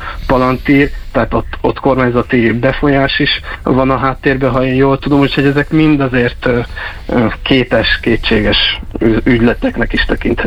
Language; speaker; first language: Hungarian; native; Hungarian